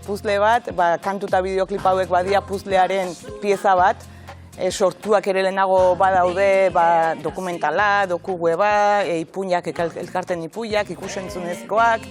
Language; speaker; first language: Basque; native; Basque